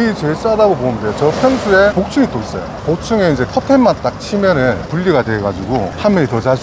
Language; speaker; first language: Korean; native; Korean